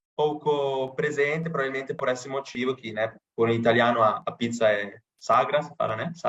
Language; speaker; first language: Portuguese; non-native, fluent; Italian